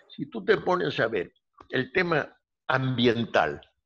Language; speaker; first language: Spanish; native; Spanish